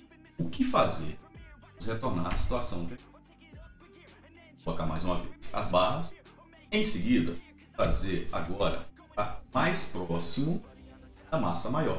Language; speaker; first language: Portuguese; native; Portuguese